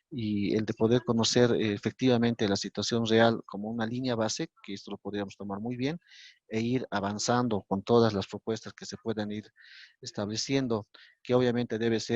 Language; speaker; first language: Spanish; native; Spanish